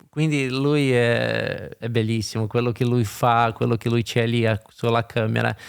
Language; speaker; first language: Italian; non-native, fluent; Portuguese